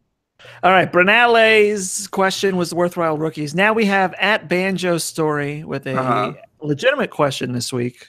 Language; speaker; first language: English; native; English